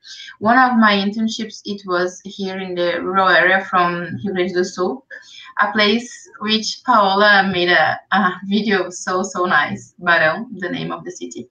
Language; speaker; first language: English; non-native, fluent; Portuguese